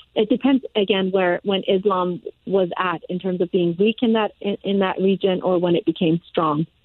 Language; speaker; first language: English; early bilingual, other home language; Persian